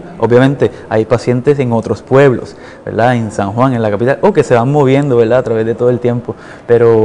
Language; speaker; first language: Spanish; native; Spanish